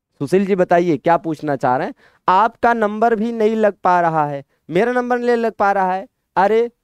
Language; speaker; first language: Hindi; native; Hindi